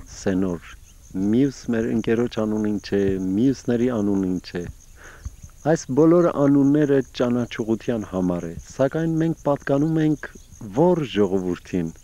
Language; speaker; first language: Armenian; early bilingual, heritage; Armenian